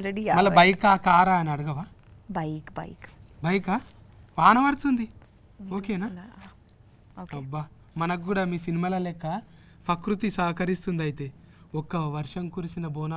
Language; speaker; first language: Telugu; native; Telugu